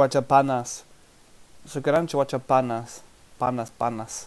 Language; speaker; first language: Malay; non-native, learner; English